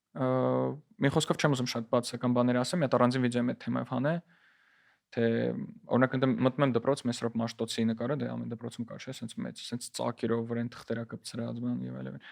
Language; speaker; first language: Armenian; native; Armenian